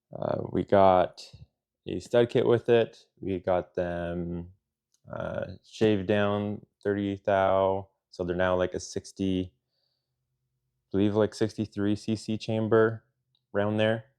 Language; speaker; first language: English; native; English